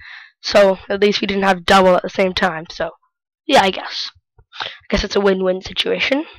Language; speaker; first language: English; native; English